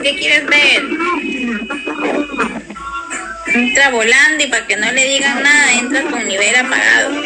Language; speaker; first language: Spanish; native; Spanish